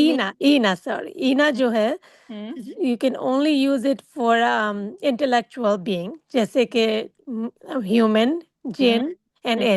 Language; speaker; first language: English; non-native, local second language; Urdu